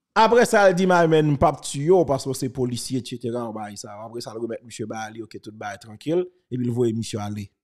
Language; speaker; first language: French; non-native, local second language; Haitian Creole